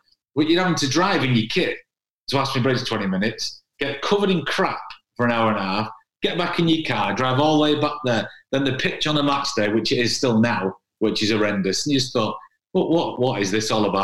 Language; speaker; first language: English; native; English